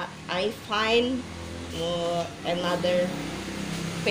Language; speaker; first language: English; non-native, learner; Indonesian